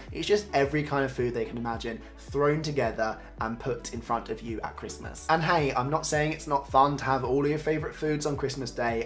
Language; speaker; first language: English; native; English